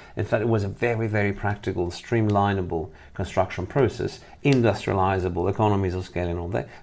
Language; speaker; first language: English; non-native, fluent; Italian